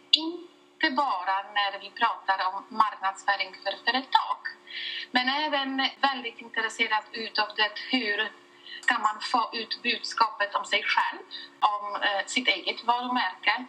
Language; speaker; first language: Swedish; non-native, fluent; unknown